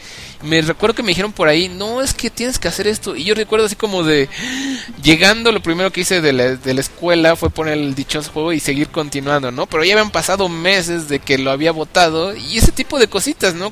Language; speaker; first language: Spanish; native; Spanish